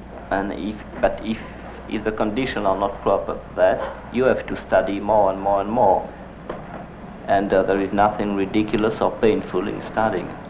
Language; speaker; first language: English; non-native, fluent; French